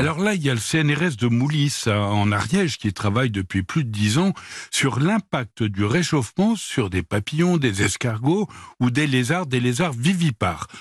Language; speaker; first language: French; native; French